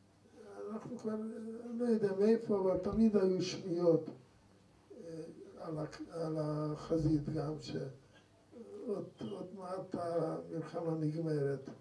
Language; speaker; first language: Hebrew; non-native, fluent; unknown